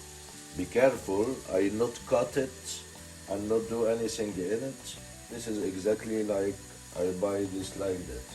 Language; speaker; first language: English; non-native, learner; Arabic